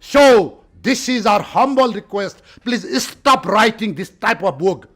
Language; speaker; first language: English; non-native, local second language; Nepali